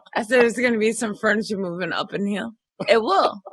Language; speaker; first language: English; native; English